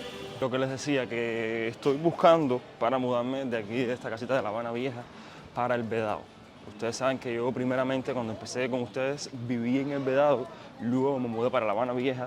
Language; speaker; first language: Spanish; native; Spanish